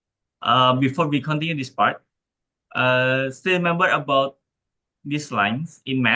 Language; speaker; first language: English; non-native, learner; Indonesian